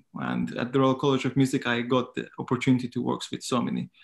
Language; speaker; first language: English; non-native, fluent; Turkish